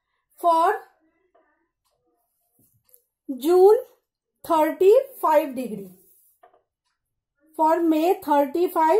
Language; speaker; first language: English; non-native, local second language; Hindi